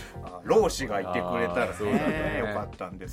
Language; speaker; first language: Japanese; native; Japanese